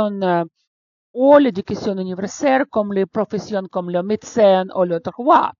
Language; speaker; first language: French; non-native, fluent; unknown